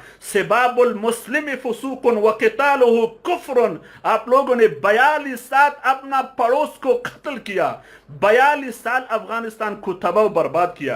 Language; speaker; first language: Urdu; non-native, fluent; Pashto